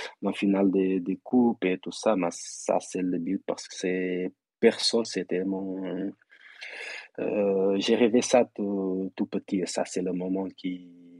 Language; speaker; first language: French; non-native, fluent; Kabuverdianu